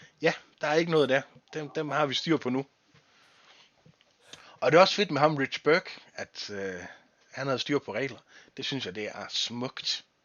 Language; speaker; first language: Danish; native; Danish